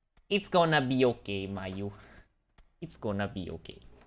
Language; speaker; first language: English; non-native, fluent; Italian